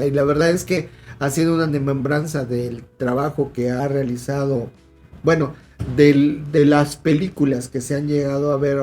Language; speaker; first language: Spanish; native; Spanish